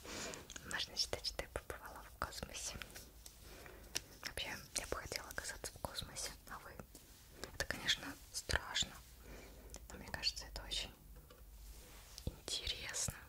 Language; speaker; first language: Russian; native; Russian